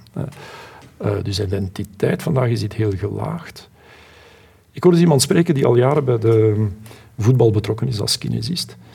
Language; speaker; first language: Dutch; native; Dutch